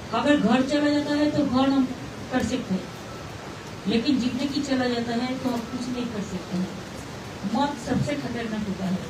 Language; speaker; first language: Hindi; non-native, local second language; Bangla